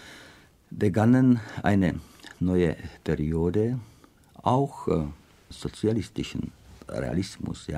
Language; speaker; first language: German; non-native, fluent; Czech